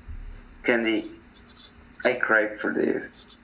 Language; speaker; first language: English; non-native, learner; Spanish